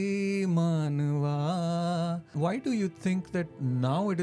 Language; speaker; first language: English; non-native, local second language; Hindi